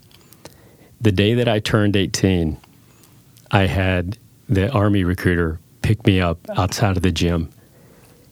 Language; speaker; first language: English; early bilingual, other home language; Spanish